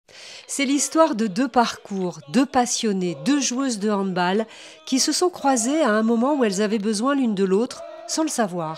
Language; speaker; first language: French; native; French